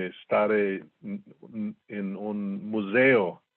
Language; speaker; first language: Italian; non-native, learner; English